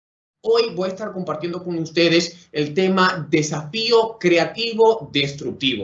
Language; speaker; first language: Spanish; native; Spanish